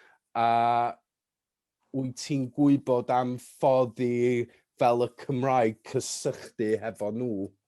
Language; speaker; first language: Welsh; non-native, fluent; English